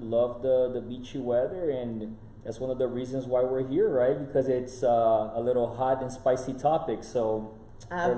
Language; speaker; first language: English; non-native, fluent; Portuguese